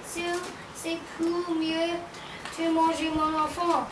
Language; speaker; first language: French; non-native, learner; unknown